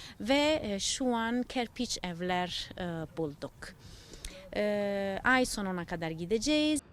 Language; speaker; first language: Turkish; non-native, learner; Italian